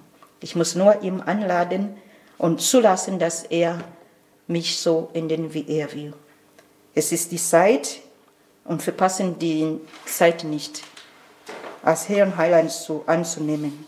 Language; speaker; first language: German; non-native, learner; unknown